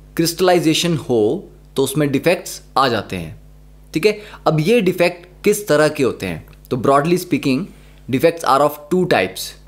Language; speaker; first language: Hindi; native; Hindi